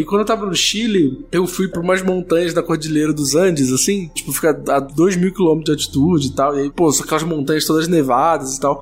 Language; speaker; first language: Portuguese; native; Portuguese